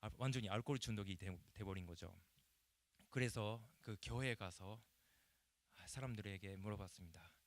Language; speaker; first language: Korean; non-native, fluent; Japanese